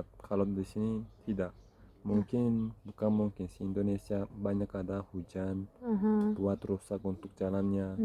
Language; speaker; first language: Indonesian; non-native, learner; Turkish